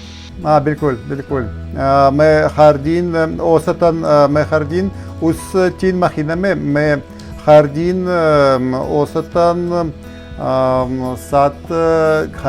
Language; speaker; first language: Hindi; non-native, learner; Russian